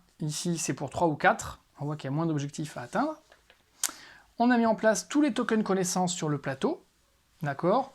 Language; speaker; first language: French; native; French